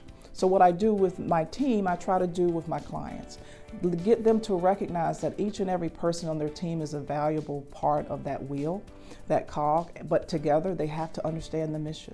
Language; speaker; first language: English; native; English